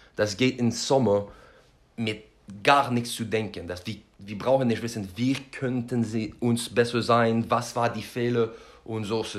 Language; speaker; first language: German; non-native, learner; French